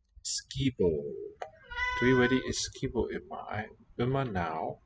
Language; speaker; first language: Welsh; non-native, learner; English